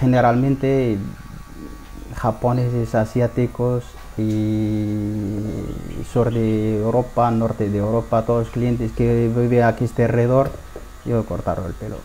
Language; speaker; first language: Spanish; non-native, learner; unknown